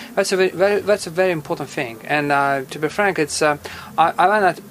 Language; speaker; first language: English; non-native, fluent; Russian